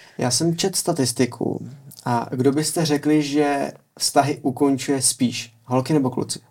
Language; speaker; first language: Czech; native; Czech